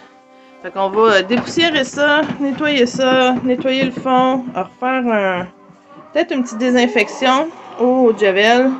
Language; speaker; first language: French; native; French